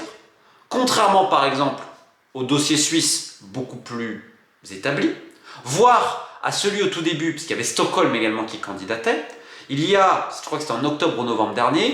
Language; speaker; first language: French; native; French